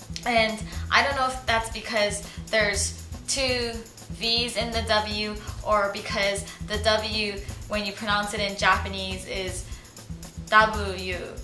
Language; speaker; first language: English; early bilingual, other home language; Japanese